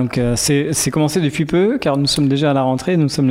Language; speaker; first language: French; native; French